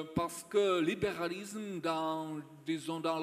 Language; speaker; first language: French; non-native, fluent; Czech